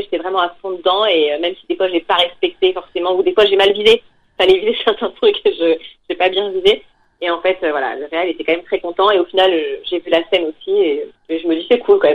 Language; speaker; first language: French; native; French